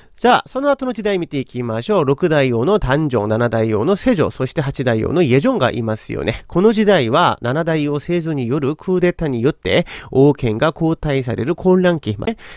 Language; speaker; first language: Japanese; non-native, fluent; Korean